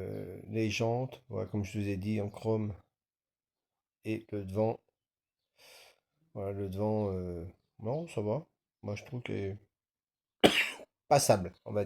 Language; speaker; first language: French; native; French